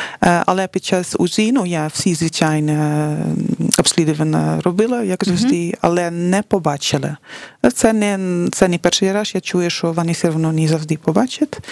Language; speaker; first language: Ukrainian; non-native, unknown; Dutch